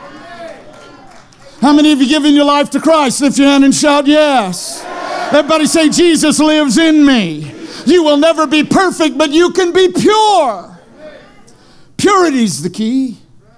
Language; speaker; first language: English; native; English